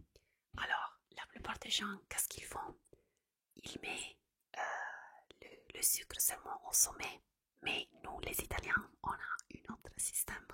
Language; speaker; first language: French; non-native, fluent; Italian